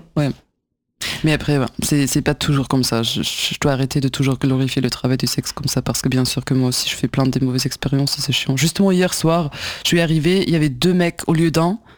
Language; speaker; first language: French; non-native, fluent; German